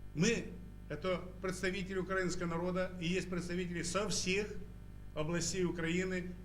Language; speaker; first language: Russian; non-native, local second language; Ukrainian